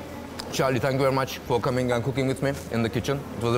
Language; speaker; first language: English; non-native, fluent; Turkish